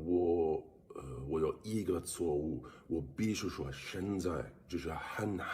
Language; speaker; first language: Chinese; non-native, learner; English